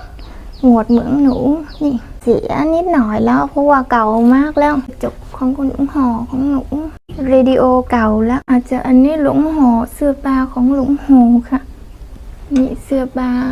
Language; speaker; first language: Thai; non-native, learner; Vietnamese